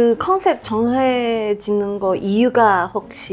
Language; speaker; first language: Korean; non-native, fluent; Chinese